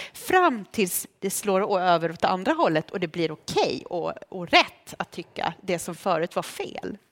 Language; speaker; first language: Swedish; early bilingual, other home language; Romanian